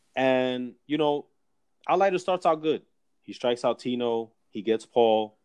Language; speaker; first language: English; native; English